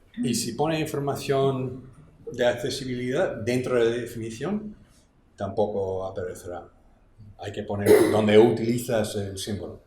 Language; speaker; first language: Spanish; non-native, fluent; English